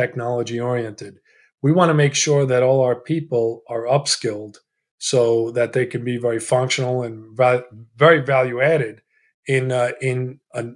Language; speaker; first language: English; early bilingual, other home language; Italian